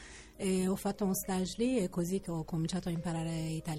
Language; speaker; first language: Italian; non-native, fluent; Persian